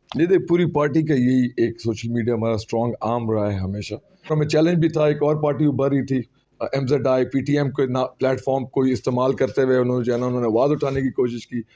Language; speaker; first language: Urdu; non-native, local second language; Pashto